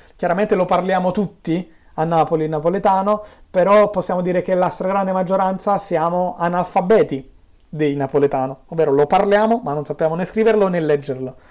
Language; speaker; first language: Italian; native; Italian